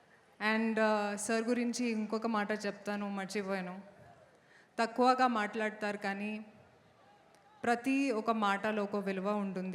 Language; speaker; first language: Telugu; non-native, local second language; Hindi